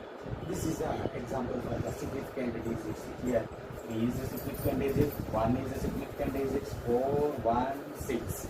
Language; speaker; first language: English; non-native, local second language; Telugu